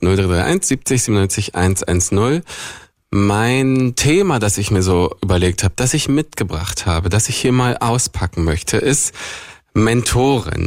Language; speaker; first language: German; native; German